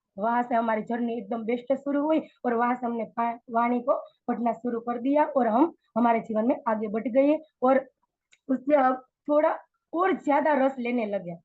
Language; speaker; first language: Hindi; non-native, local second language; Gujarati